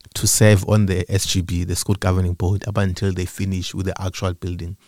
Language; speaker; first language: English; non-native, local second language; Xhosa